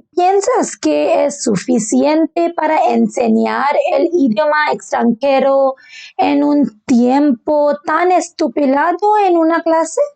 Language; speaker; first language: Spanish; non-native, learner; Bangla